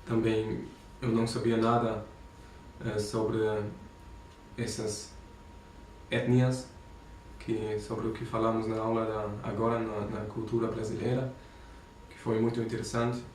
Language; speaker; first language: Portuguese; non-native, fluent; German